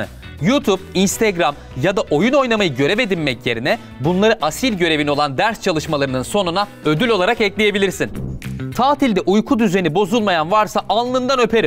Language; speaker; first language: Turkish; native; Turkish